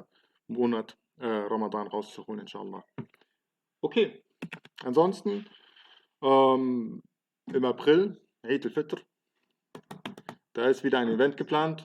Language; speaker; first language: German; early bilingual, other home language; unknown